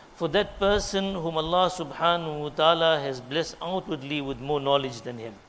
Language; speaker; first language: English; native; English